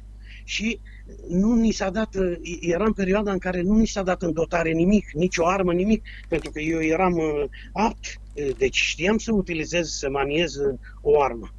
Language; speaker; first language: Romanian; native; Romanian